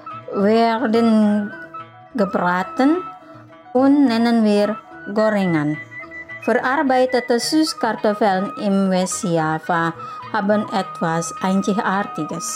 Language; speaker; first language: German; non-native, fluent; Indonesian